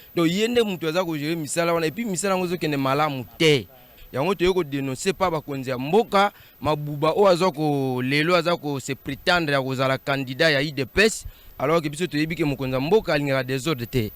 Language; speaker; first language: Lingala; native; Lingala